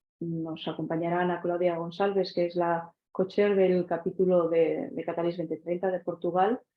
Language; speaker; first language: Spanish; native; Spanish